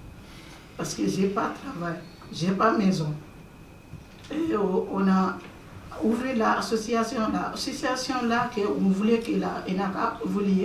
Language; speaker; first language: French; non-native, learner; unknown